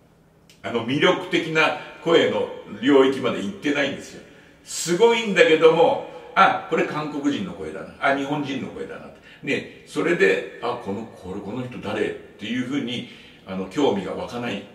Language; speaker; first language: Japanese; native; Japanese